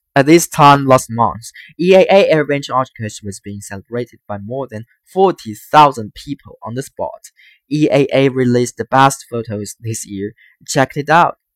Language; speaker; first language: English; non-native, fluent; Chinese